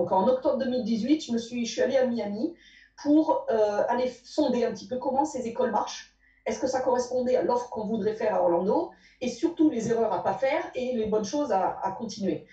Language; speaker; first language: French; native; French